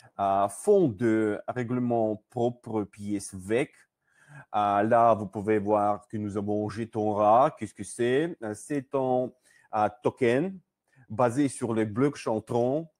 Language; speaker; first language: French; non-native, learner; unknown